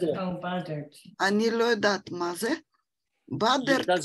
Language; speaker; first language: Hebrew; non-native, fluent; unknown